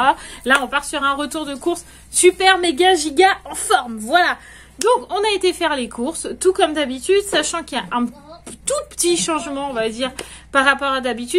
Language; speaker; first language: French; native; French